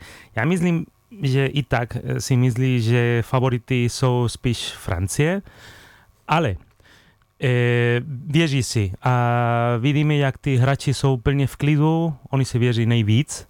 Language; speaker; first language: Czech; non-native, fluent; Spanish